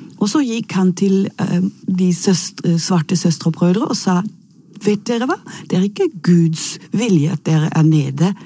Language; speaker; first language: Norwegian; non-native, fluent; German